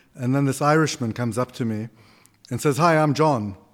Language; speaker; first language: English; non-native, fluent; Arabic